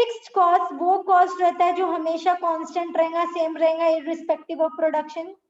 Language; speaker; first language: Hindi; native; Hindi